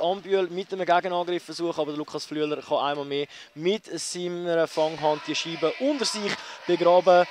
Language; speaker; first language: German; native; German